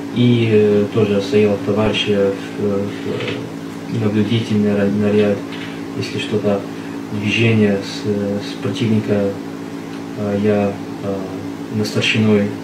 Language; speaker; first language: Russian; non-native, learner; Arabic